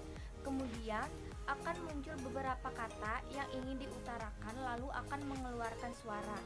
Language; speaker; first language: Indonesian; native; Indonesian